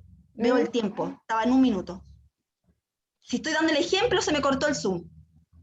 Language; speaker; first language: Spanish; native; Spanish